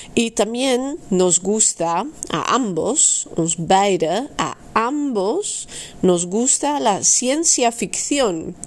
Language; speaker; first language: Spanish; non-native, fluent; Dutch